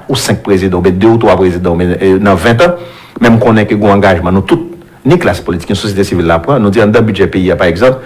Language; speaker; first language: French; non-native, local second language; Haitian Creole